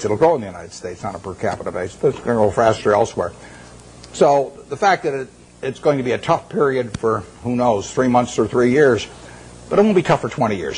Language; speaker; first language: English; native; English